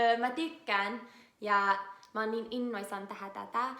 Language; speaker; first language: Finnish; non-native, learner; English